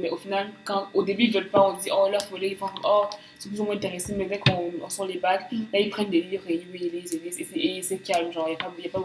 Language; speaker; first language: French; native; French